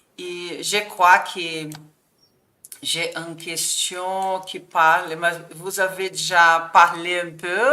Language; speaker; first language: French; non-native, fluent; Portuguese